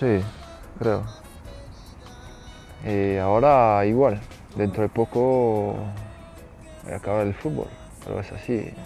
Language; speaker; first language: Spanish; non-native, fluent; French